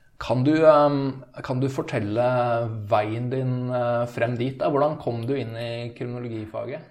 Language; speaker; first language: Norwegian; native; Norwegian